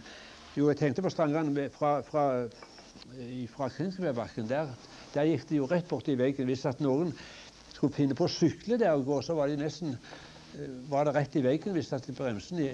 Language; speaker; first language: Norwegian; native; Norwegian